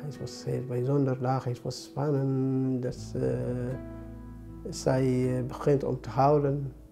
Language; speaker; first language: Dutch; non-native, learner; Tigrinya